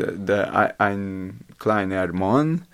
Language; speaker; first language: German; non-native, learner; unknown